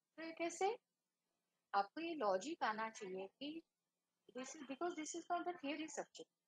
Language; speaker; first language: Hindi; non-native, local second language; Marathi